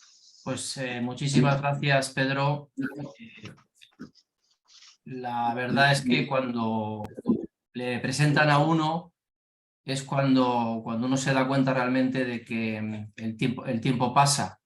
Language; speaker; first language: Spanish; native; Spanish